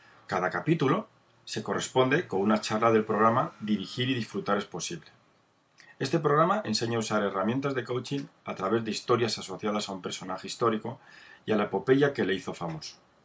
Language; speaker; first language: Spanish; native; Spanish